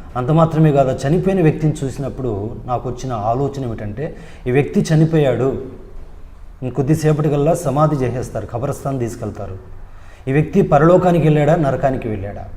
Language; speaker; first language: Telugu; non-native, local second language; Urdu